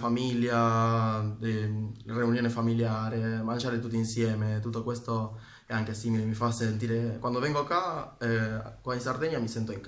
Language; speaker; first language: Italian; non-native, fluent; Spanish